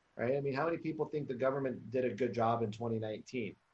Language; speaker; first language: English; native; English